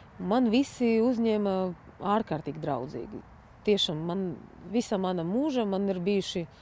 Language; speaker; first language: Latvian; non-native, fluent; Russian